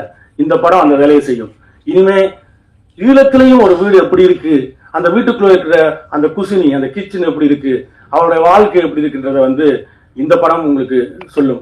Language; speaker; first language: Tamil; native; Tamil